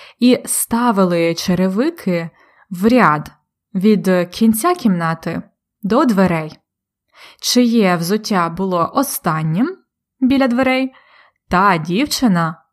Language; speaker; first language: Ukrainian; native; Ukrainian